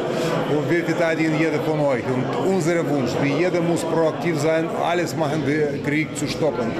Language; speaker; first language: German; non-native, fluent; Ukrainian